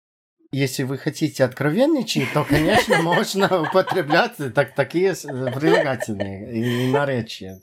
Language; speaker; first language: Russian; non-native, fluent; English